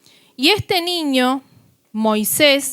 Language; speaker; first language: Spanish; native; Spanish